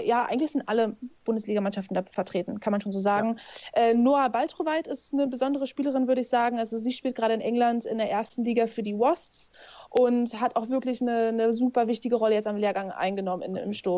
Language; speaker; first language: German; native; German